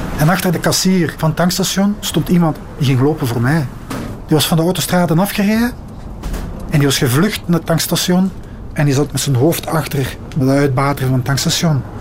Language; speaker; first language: Dutch; native; Dutch